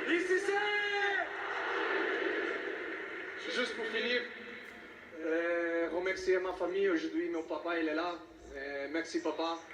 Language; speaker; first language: French; non-native, fluent; Portuguese